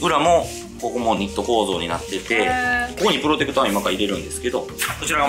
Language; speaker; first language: Japanese; native; Japanese